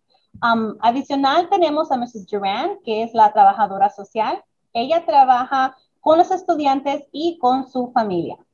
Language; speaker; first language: Spanish; early bilingual, other home language; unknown